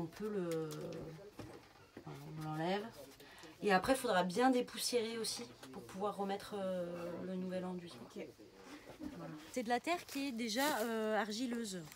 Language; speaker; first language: French; native; French